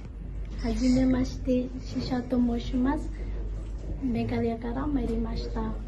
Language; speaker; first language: Japanese; non-native, learner; Khasi